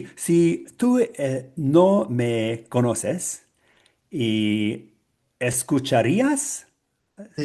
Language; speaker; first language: Spanish; non-native, learner; English